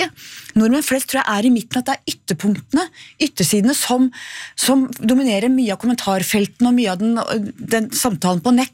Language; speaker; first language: Norwegian; native; Norwegian